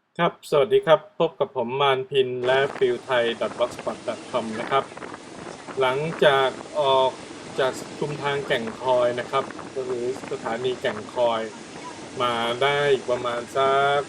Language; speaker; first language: Thai; native; Thai